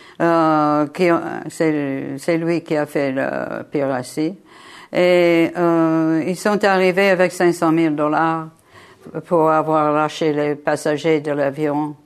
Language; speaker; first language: French; non-native, fluent; English